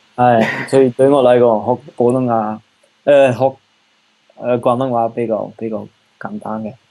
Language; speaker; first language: Cantonese; non-native, learner; Dutch